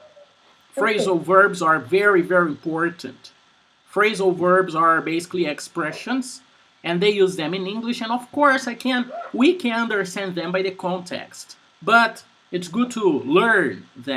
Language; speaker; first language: English; non-native, fluent; Portuguese